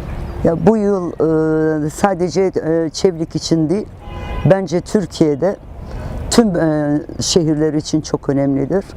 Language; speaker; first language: Turkish; non-native, local second language; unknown